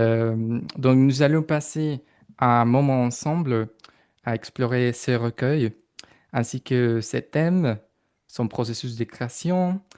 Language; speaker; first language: French; non-native, fluent; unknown